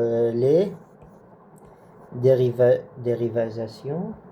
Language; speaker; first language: French; non-native, learner; Arabic